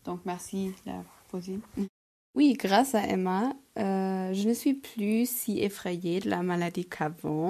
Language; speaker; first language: French; non-native, local second language; Luxembourgish